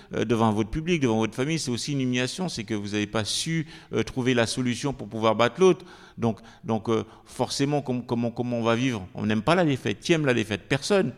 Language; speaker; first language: French; native; French